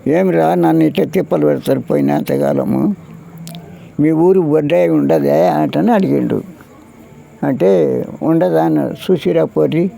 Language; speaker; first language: Telugu; native; Telugu